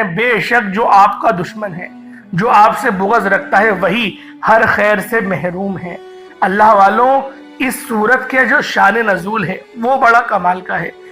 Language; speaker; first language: Urdu; native; Urdu